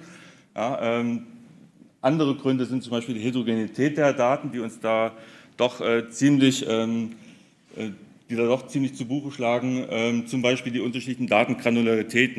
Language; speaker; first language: German; native; German